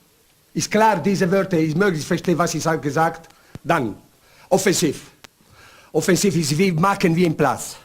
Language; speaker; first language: German; non-native, learner; Italian